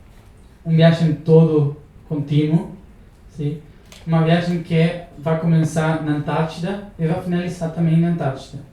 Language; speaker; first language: Portuguese; non-native, learner; Spanish